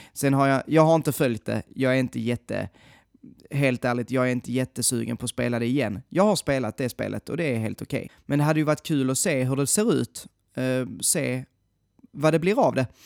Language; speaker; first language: Swedish; native; Swedish